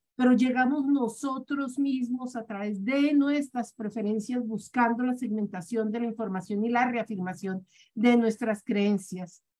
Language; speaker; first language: Spanish; native; Spanish